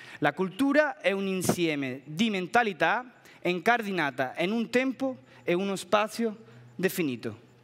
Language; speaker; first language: Italian; non-native, fluent; Spanish